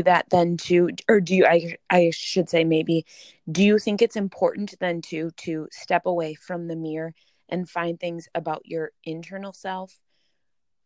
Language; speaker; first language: English; native; English